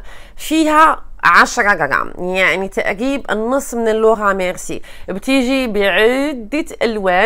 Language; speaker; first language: Arabic; native; Arabic